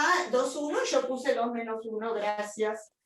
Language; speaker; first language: Spanish; native; Spanish